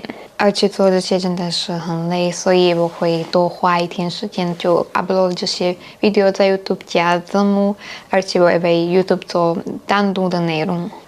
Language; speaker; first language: Chinese; non-native, fluent; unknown